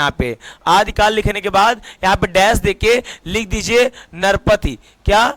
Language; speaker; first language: Hindi; native; Hindi